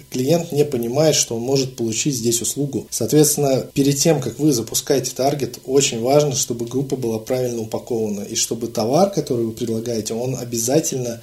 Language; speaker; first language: Russian; native; Russian